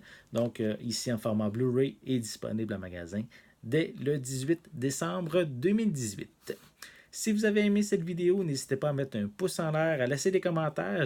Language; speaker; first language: French; native; French